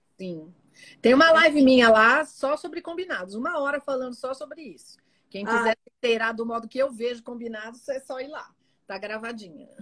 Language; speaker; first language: Portuguese; native; Portuguese